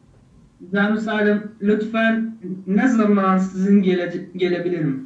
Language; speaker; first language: Turkish; non-native, learner; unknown